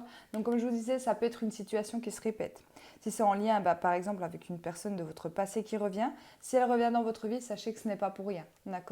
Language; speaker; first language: French; native; French